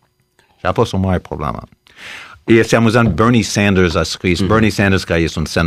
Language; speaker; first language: Romanian; early bilingual, heritage; Romanian